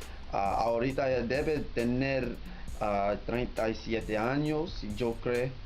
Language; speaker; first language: Spanish; non-native, learner; English